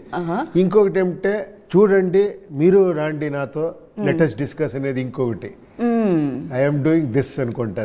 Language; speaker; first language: Telugu; non-native, local second language; Kannada